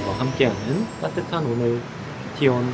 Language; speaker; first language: Korean; native; Korean